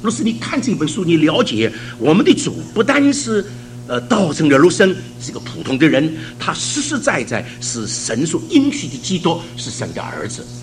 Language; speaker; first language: Chinese; native; Chinese